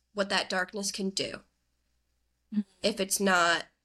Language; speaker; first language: English; native; English